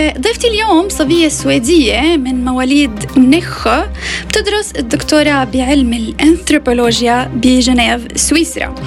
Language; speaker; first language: Arabic; native; Arabic